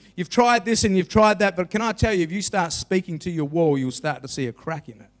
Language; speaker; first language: English; native; English